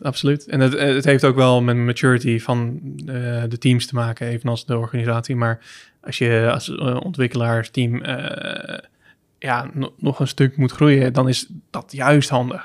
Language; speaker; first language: Dutch; native; Dutch